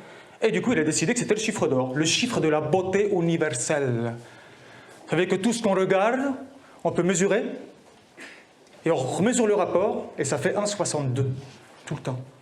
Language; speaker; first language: French; native; French